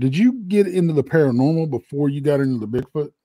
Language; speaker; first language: English; native; English